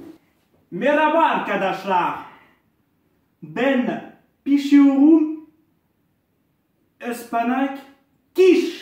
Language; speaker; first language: Turkish; non-native, learner; French